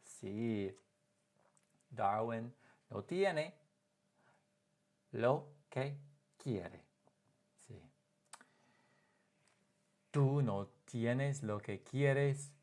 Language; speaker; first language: Spanish; non-native, fluent; English